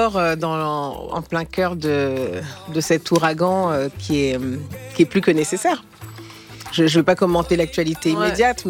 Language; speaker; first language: French; early bilingual, other home language; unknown